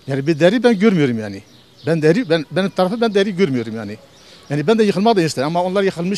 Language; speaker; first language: Turkish; non-native, local second language; Kurdish